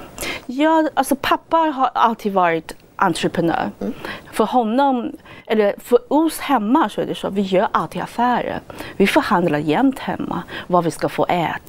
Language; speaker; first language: Swedish; non-native, fluent; Chinese